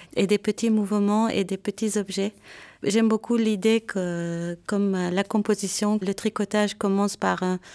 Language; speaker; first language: French; non-native, local second language; Armenian